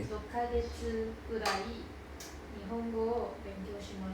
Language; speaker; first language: Japanese; non-native, learner; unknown